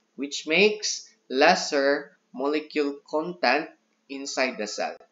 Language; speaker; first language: English; non-native, local second language; Cebuano